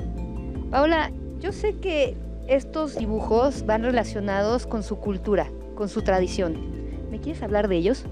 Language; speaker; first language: Spanish; native; Spanish